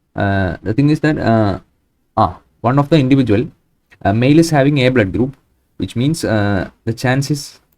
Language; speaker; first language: English; non-native, local second language; Malayalam